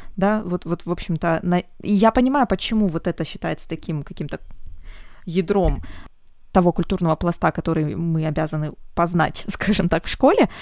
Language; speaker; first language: Russian; native; Russian